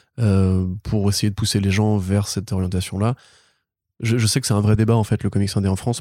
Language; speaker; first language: French; native; French